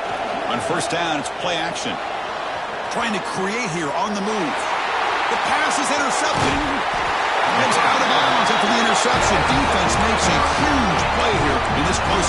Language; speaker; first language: English; native; English